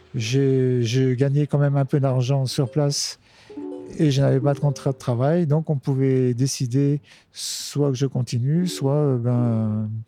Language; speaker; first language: French; native; French